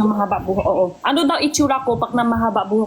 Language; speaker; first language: Filipino; non-native, learner; Chinese